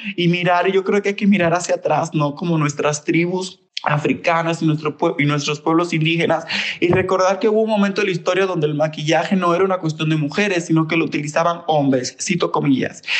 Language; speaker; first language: Spanish; native; Spanish